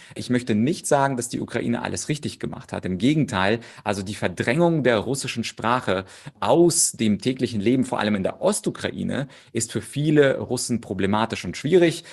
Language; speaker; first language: German; early bilingual, other home language; Russian